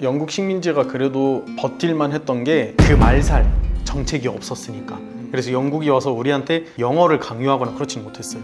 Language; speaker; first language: Korean; non-native, fluent; Arabic